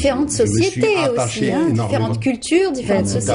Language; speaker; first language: French; native; French